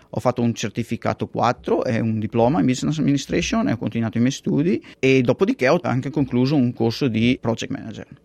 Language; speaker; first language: Italian; native; Italian